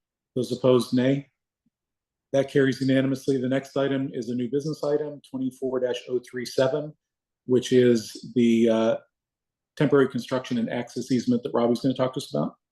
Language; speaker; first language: English; native; English